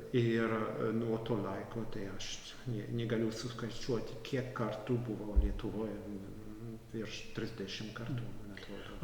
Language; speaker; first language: Lithuanian; non-native, fluent; French